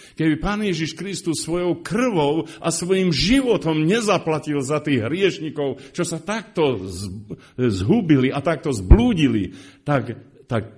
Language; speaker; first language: Slovak; native; Slovak